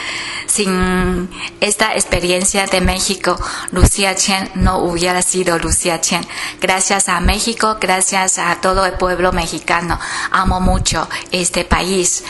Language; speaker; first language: Spanish; non-native, fluent; Chinese